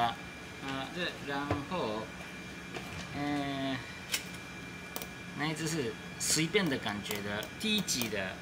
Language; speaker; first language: Chinese; non-native, learner; Japanese